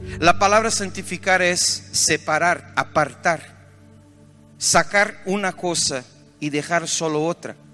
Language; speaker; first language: Spanish; non-native, fluent; Portuguese